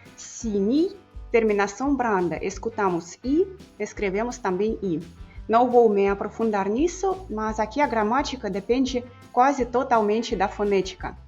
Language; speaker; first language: Portuguese; non-native, fluent; Russian